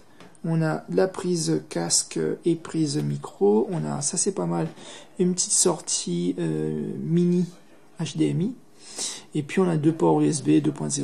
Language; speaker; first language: French; native; French